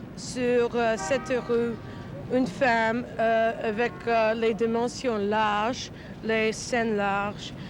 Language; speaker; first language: French; non-native, learner; English